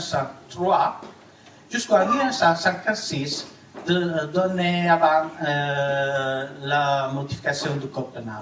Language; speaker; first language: French; non-native, learner; Italian